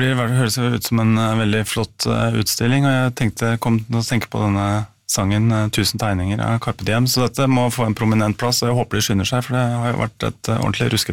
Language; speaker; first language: Norwegian; native; Norwegian